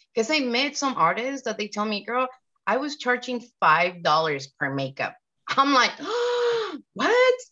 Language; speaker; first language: English; non-native, fluent; Spanish